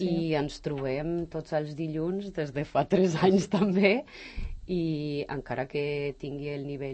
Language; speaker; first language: Catalan; non-native, fluent; Portuguese